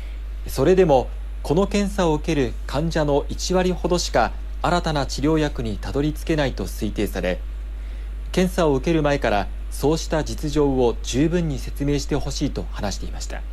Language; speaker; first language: Japanese; native; Japanese